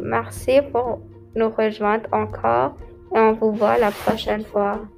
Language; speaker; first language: French; non-native, local second language; English